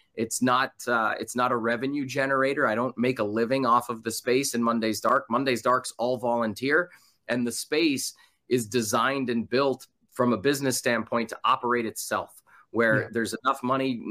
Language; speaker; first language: English; native; English